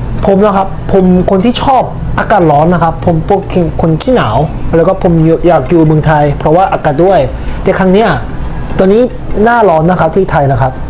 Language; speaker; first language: Thai; non-native, fluent; Korean